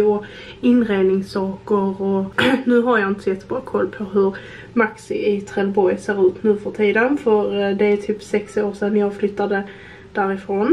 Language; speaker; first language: Swedish; native; Swedish